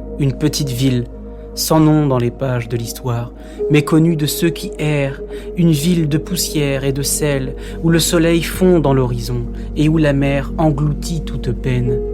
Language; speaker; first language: French; native; French